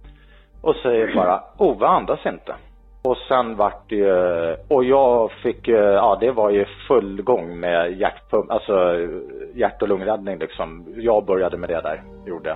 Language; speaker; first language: Swedish; native; Swedish